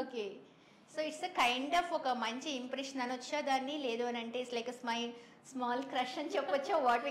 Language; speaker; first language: Telugu; native; Telugu